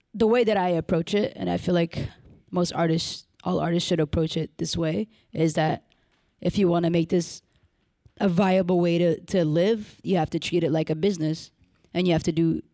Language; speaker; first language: English; early bilingual, other home language; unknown